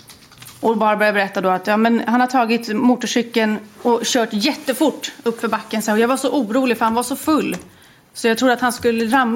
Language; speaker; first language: Swedish; native; Swedish